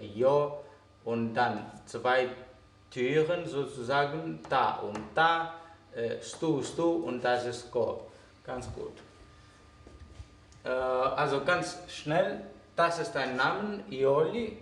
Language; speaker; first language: German; non-native, fluent; Greek